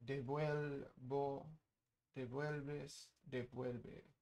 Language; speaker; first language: Spanish; non-native, learner; English